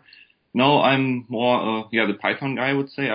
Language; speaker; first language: English; non-native, fluent; German